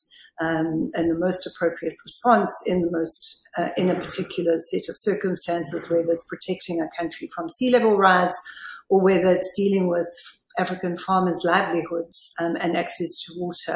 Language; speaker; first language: English; native; English